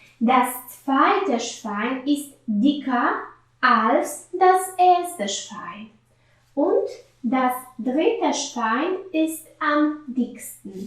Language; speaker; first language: German; non-native, fluent; Polish